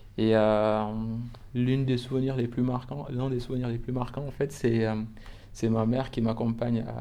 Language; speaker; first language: French; non-native, local second language; Wolof